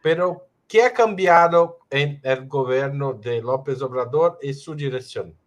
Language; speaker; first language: Spanish; non-native, fluent; Portuguese